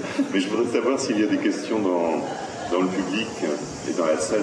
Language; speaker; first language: French; native; French